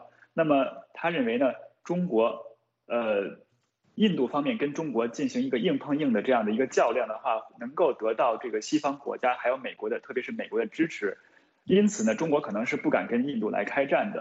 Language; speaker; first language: Chinese; native; Chinese